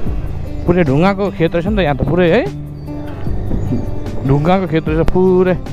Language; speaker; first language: Nepali; native; Nepali